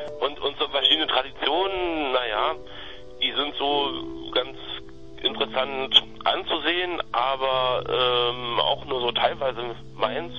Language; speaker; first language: German; native; German